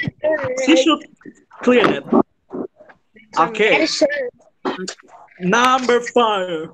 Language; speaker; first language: English; non-native, fluent; Indonesian